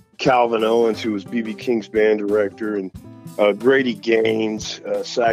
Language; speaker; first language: English; native; English